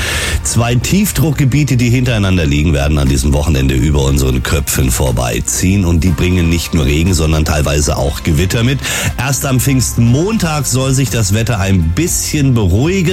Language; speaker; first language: German; native; German